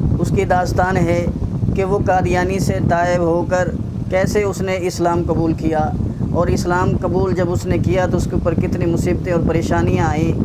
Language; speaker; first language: Urdu; native; Urdu